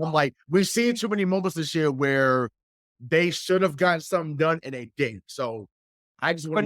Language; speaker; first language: English; native; English